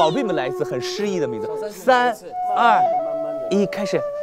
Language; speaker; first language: Chinese; native; Chinese